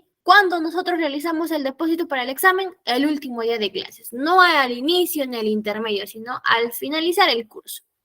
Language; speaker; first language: Spanish; native; Spanish